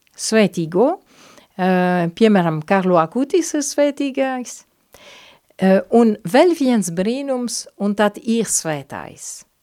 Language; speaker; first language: Latvian; non-native, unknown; Italian